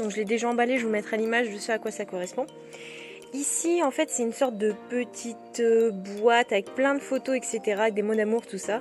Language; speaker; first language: French; native; French